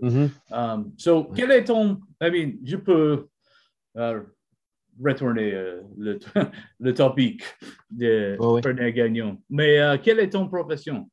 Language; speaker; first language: French; non-native, learner; English